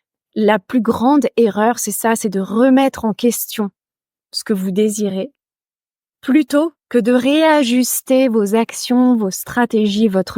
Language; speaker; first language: French; native; French